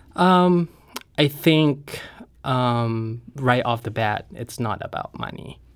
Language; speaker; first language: English; non-native, fluent; Thai